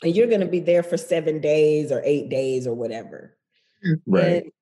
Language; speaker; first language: English; native; English